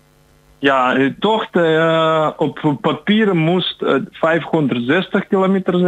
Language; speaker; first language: Dutch; non-native, learner; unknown